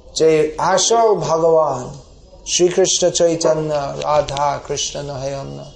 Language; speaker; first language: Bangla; non-native, fluent; English